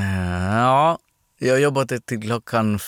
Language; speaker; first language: Swedish; non-native, learner; Greek